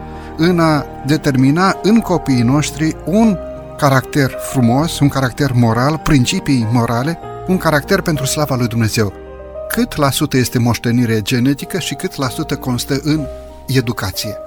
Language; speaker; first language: Romanian; native; Romanian